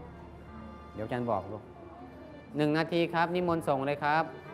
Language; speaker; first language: Thai; native; Thai